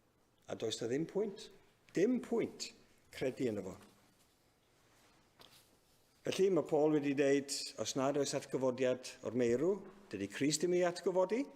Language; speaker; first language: Welsh; native; Welsh